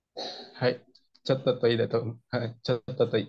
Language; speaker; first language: Japanese; non-native, learner; Indonesian